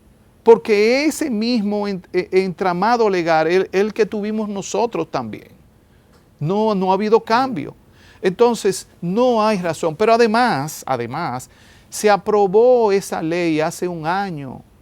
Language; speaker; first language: Spanish; native; Spanish